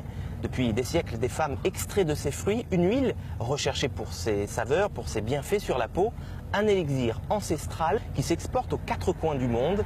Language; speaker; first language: French; native; French